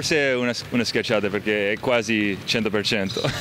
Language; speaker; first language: Italian; non-native, fluent; English